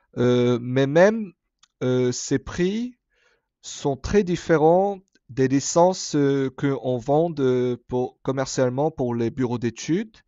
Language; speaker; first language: French; non-native, fluent; Korean